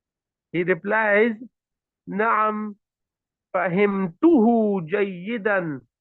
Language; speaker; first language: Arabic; non-native, fluent; Hindi